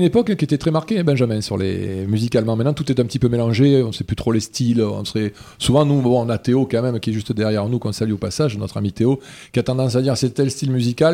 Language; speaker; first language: French; native; French